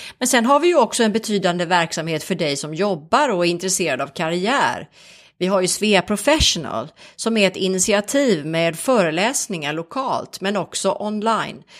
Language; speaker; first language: Swedish; native; Swedish